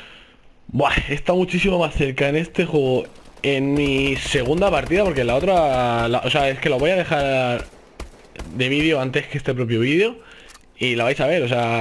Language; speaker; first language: Spanish; native; Spanish